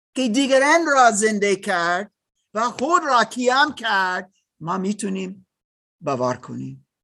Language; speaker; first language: Persian; non-native, learner; German